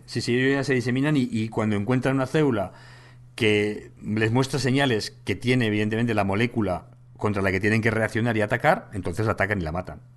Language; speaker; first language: Spanish; native; Spanish